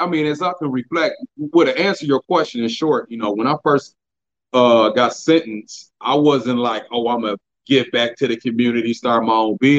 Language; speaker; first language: English; native; English